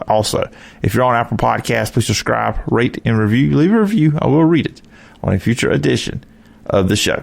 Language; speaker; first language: English; native; English